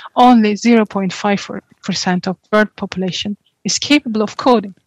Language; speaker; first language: English; non-native, fluent; Turkish